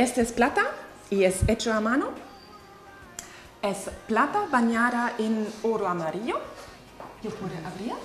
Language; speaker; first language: Spanish; non-native, fluent; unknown